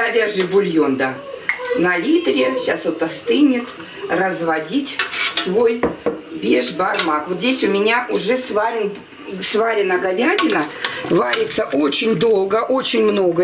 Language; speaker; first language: Russian; native; Russian